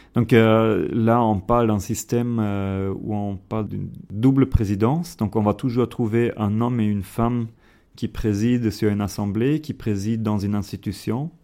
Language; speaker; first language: French; non-native, fluent; German